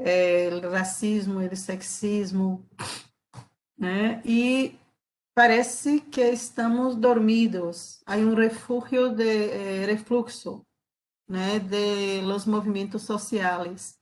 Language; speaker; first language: Spanish; non-native, learner; Portuguese